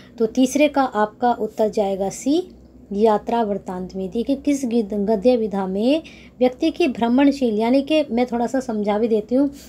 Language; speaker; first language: Hindi; native; Hindi